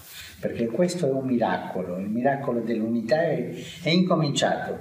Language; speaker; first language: Italian; early bilingual, heritage; Spanish